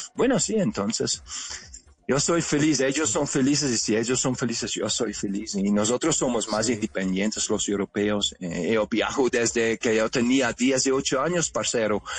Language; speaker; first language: Spanish; non-native, fluent; Dutch